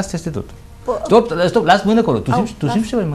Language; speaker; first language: Romanian; non-native, fluent; German